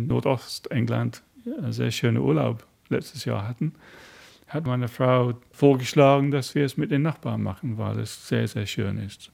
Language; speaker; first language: German; non-native, fluent; English